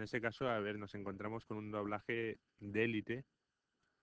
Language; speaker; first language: Spanish; native; Spanish